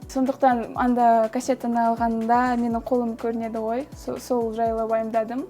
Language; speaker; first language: Kazakh; non-native, local second language; Russian